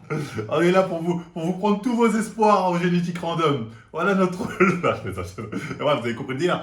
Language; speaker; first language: French; native; French